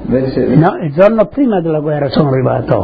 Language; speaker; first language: Italian; early bilingual, heritage; Italian